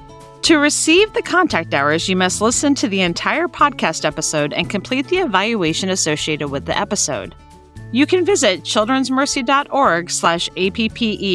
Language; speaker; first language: English; native; English